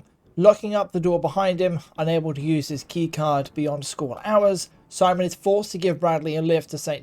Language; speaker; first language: English; native; English